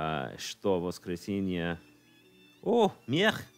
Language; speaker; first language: Russian; non-native, learner; English